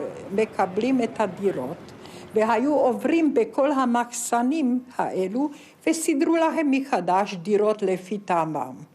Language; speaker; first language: Hebrew; non-native, fluent; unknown